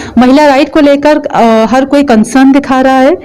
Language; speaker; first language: Hindi; native; Hindi